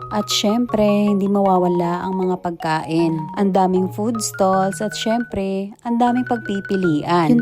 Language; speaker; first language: Filipino; native; Filipino